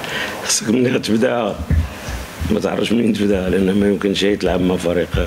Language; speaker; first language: Arabic; native; Arabic